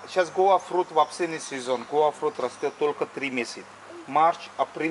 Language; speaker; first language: Russian; non-native, learner; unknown